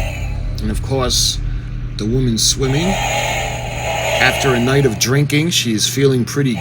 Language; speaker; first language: English; native; English